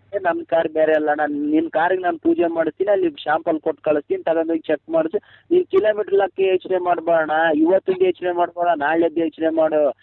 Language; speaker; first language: Kannada; native; Kannada